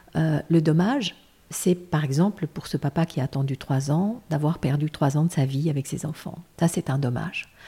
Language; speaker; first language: French; non-native, local second language; Armenian